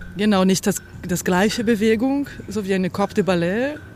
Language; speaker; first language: German; non-native, fluent; Portuguese